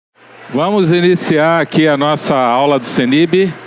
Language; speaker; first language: Portuguese; native; Portuguese